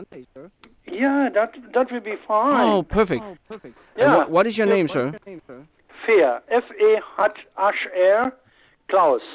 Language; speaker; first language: English; non-native, learner; Luxembourgish